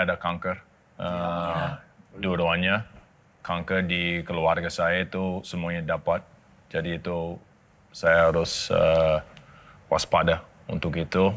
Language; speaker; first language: Indonesian; non-native, learner; English